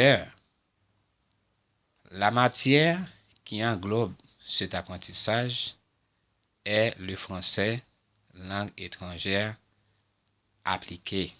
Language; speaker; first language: French; non-native, local second language; Haitian Creole